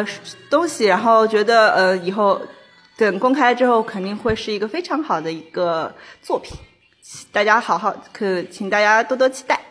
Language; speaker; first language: Chinese; native; Chinese